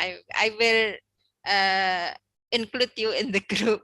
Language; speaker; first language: English; non-native, learner; Indonesian